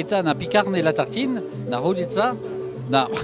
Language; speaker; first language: Russian; non-native, local second language; Kyrgyz